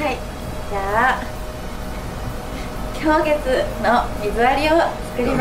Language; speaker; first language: Japanese; native; Japanese